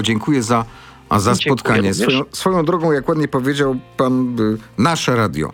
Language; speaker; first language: Polish; native; Polish